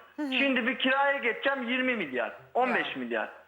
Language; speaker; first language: Turkish; native; Turkish